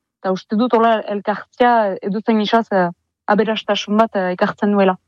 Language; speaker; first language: Basque; native; Basque